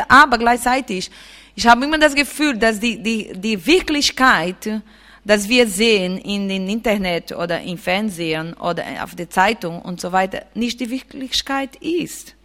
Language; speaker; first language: German; non-native, fluent; Portuguese